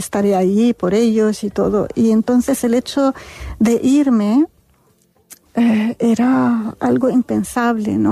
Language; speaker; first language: Spanish; non-native, fluent; Arabic